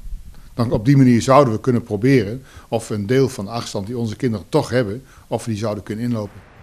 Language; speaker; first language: Dutch; native; Dutch